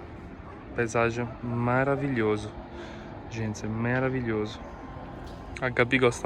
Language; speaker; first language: Portuguese; non-native, learner; Italian